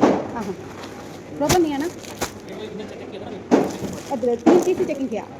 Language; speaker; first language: Hindi; non-native, local second language; Malayalam